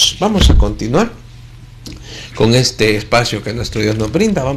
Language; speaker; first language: Spanish; native; Spanish